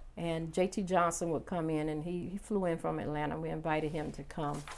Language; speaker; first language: English; native; English